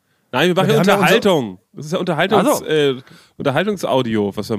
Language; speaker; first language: German; native; German